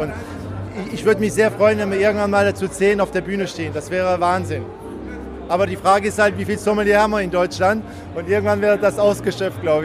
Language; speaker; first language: German; native; German